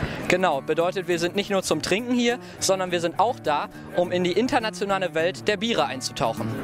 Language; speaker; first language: German; native; German